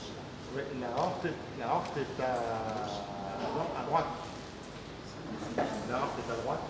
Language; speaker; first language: French; native; French